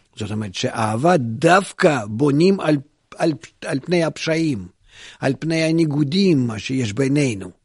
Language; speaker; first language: Hebrew; non-native, fluent; Russian